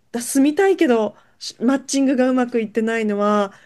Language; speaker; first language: Japanese; native; Japanese